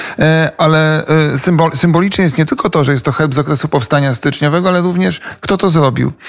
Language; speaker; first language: Polish; native; Polish